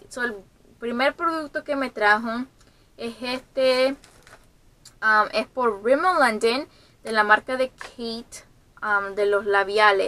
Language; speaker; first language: Spanish; early bilingual, heritage; Spanish